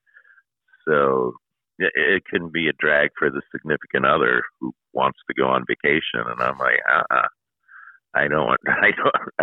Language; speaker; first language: English; native; English